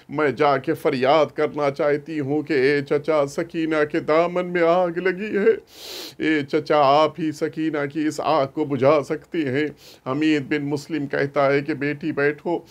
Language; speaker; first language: Urdu; native; Urdu